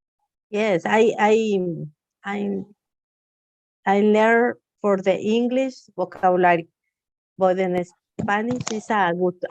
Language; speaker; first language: English; non-native, learner; Spanish